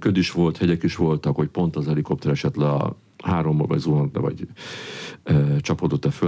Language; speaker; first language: Hungarian; native; Hungarian